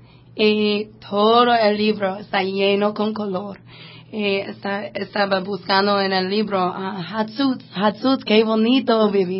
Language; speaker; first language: Spanish; non-native, learner; English